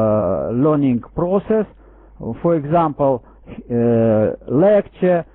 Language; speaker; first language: English; non-native, learner; Russian